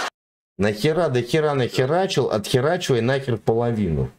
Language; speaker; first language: Russian; native; Russian